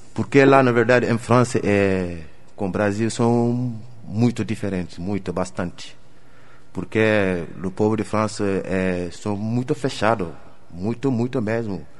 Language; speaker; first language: Portuguese; non-native, learner; Wolof